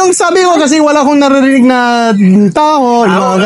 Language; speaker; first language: Filipino; non-native, learner; English